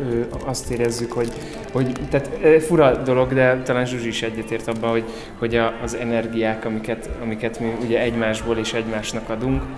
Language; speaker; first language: Hungarian; native; Hungarian